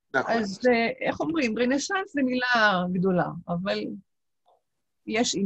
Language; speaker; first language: Hebrew; non-native, local second language; Yiddish